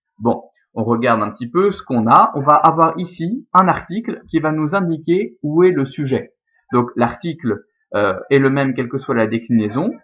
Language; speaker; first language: French; native; French